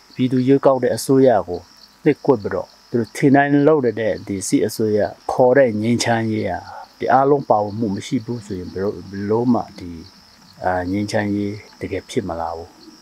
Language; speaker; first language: Burmese; non-native, local second language; Shwe Palaung